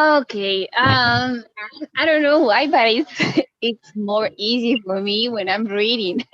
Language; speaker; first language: English; non-native, fluent; Spanish